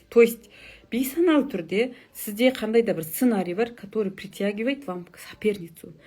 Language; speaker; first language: Russian; non-native, local second language; Kazakh